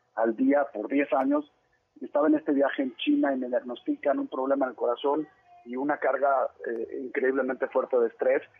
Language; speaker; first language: Spanish; native; Spanish